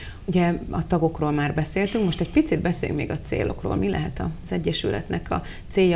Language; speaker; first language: Hungarian; native; Hungarian